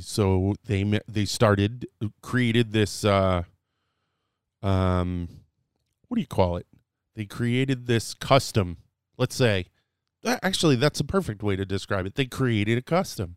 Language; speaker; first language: English; native; English